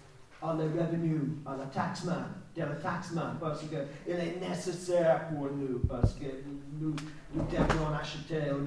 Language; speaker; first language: French; non-native, learner; English